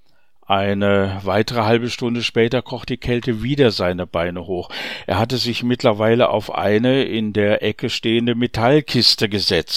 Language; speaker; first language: German; native; German